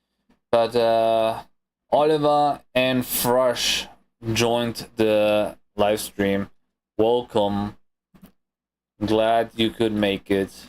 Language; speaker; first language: English; non-native, fluent; German